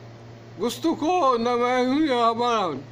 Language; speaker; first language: Filipino; non-native, learner; Arabic